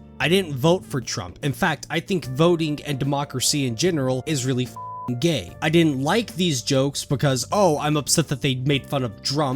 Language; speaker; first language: English; native; English